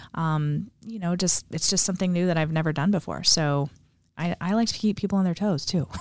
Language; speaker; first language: English; native; English